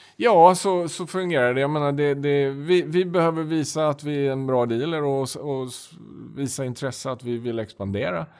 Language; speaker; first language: Swedish; native; Swedish